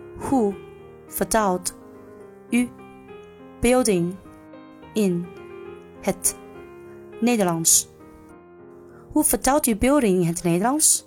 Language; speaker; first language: Dutch; non-native, learner; Chinese